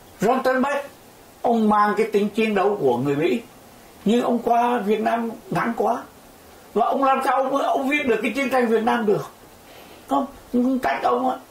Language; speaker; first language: Vietnamese; native; Vietnamese